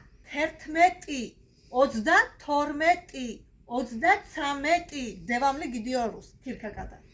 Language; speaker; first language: Turkish; non-native, fluent; Georgian